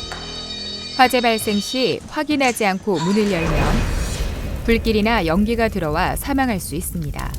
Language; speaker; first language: Korean; non-native, fluent; Vietnamese